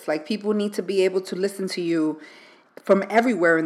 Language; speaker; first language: English; native; English